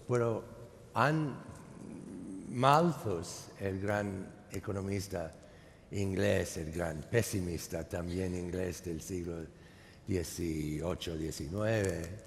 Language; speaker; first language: Spanish; non-native, fluent; English